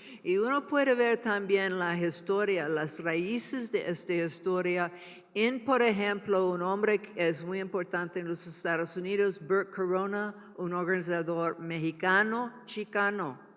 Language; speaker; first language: Spanish; non-native, learner; English